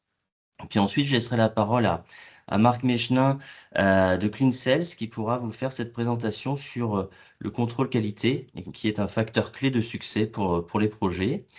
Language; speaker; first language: French; native; French